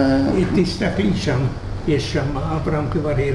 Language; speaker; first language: Hebrew; non-native, fluent; Hungarian